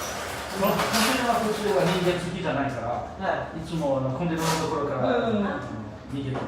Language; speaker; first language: Japanese; non-native, learner; French